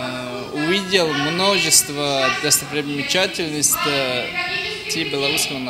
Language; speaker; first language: Russian; non-native, fluent; Tajik